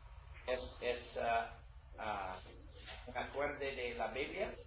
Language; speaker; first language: Spanish; non-native, learner; English